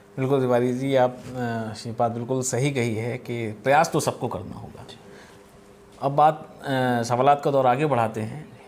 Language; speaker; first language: Hindi; native; Hindi